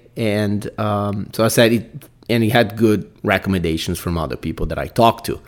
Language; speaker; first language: English; non-native, fluent; Portuguese